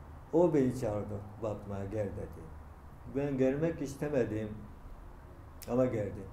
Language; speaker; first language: Turkish; non-native, learner; Japanese